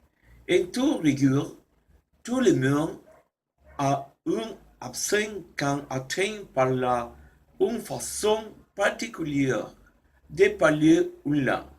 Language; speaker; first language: French; non-native, learner; Spanish